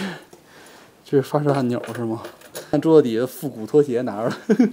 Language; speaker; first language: Chinese; native; Chinese